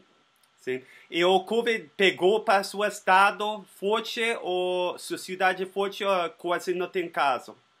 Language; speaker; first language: Portuguese; non-native, learner; Spanish